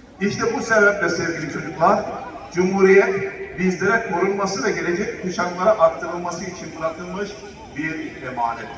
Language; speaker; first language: Turkish; native; Turkish